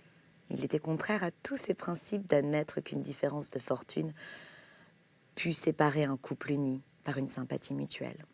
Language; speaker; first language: French; native; French